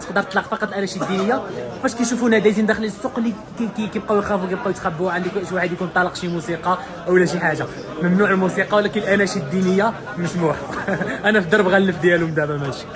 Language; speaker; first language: Arabic; native; Arabic